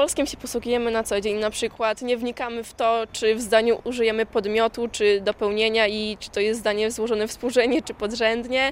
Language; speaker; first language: Polish; native; Polish